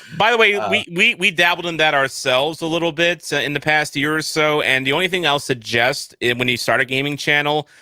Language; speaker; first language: English; native; English